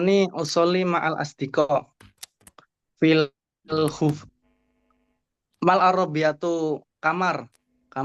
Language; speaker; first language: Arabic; non-native, learner; Indonesian